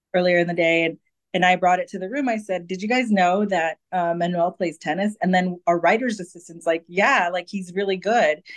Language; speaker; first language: English; native; English